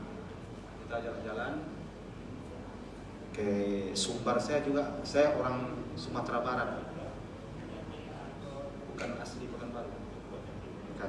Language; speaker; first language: Indonesian; native; Indonesian